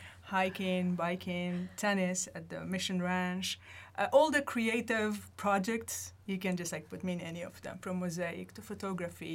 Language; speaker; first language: English; non-native, fluent; Arabic